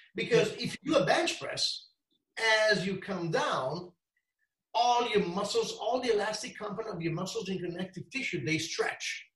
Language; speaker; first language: English; non-native, fluent; Italian